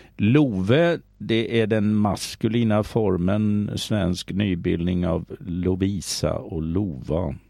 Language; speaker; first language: Swedish; native; Swedish